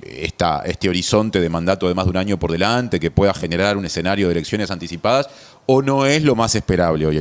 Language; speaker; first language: Spanish; native; Spanish